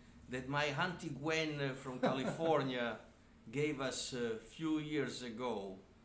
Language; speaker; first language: English; non-native, fluent; Italian